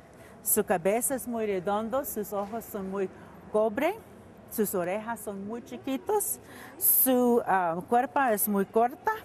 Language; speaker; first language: Spanish; non-native, learner; English